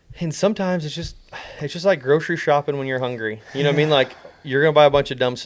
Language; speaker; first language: English; native; English